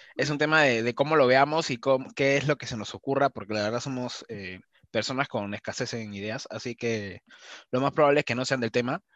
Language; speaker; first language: Spanish; native; Spanish